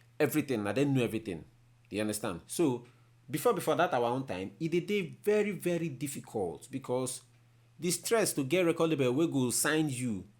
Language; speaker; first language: Nigerian Pidgin; native; Nigerian Pidgin